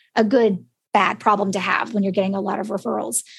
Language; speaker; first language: English; native; English